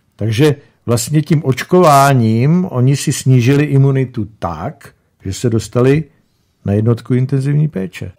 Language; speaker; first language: Czech; native; Czech